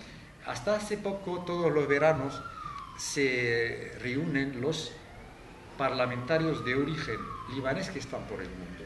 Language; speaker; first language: Spanish; non-native, fluent; Arabic